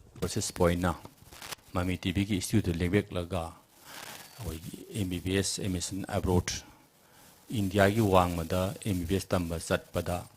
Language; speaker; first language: Manipuri; native; Manipuri